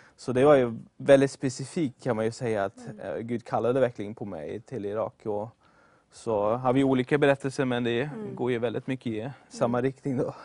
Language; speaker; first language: Swedish; non-native, fluent; German